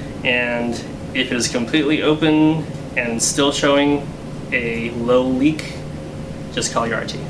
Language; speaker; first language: English; native; English